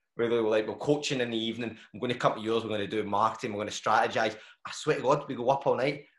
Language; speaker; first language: English; native; English